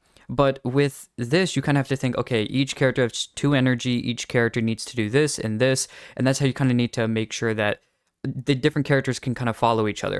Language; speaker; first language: English; native; English